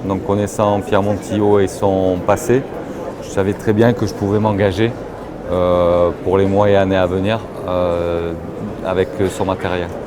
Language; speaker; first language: French; native; French